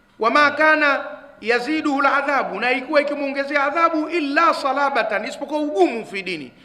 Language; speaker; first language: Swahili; native; Swahili